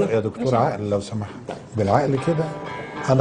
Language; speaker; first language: Arabic; native; Arabic